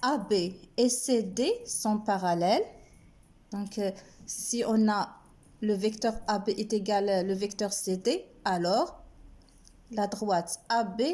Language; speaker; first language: French; non-native, local second language; Arabic